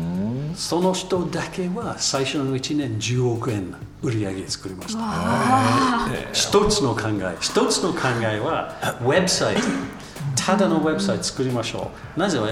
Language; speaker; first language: Japanese; non-native, learner; English